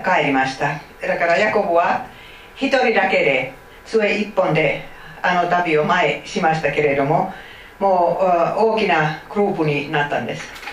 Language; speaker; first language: Japanese; non-native, fluent; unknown